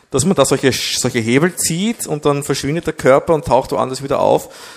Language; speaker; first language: German; native; German